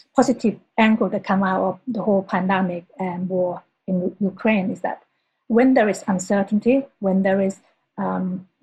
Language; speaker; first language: English; non-native, fluent; Thai